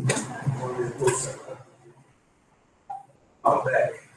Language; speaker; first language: Portuguese; non-native, learner; Spanish